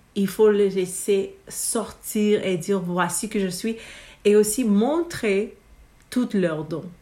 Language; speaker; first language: French; non-native, fluent; Romanian